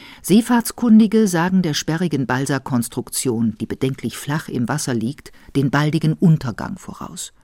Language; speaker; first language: German; native; German